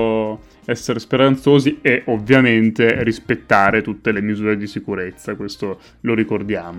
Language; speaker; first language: Italian; native; Italian